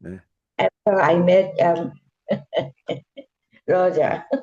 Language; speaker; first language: English; non-native, learner; Korean